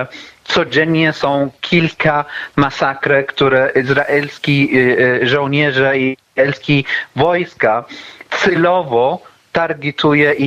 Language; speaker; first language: Polish; non-native, fluent; Arabic